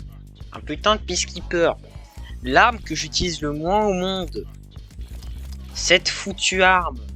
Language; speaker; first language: French; native; French